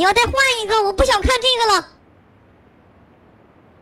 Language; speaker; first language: Chinese; native; Chinese